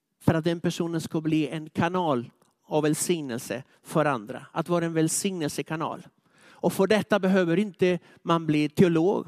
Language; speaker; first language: Swedish; non-native, fluent; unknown